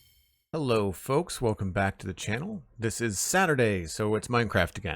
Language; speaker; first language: English; native; English